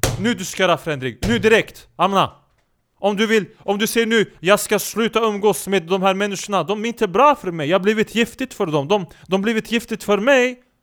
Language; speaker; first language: Swedish; early bilingual, other home language; Turkish